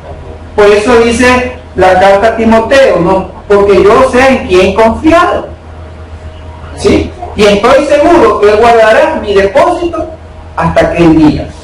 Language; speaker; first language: Spanish; native; Spanish